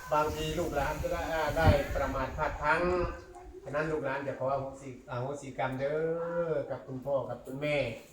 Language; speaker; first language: Thai; native; Thai